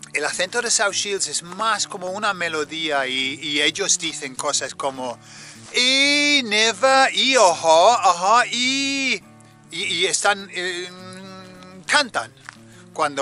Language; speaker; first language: Spanish; native; Spanish